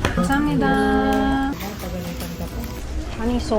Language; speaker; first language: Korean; non-native, learner; Filipino